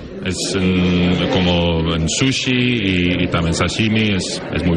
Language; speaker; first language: Spanish; non-native, learner; Norwegian